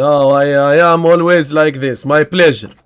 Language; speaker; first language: English; non-native, learner; Arabic